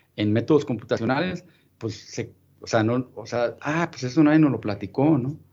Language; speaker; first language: Spanish; native; Spanish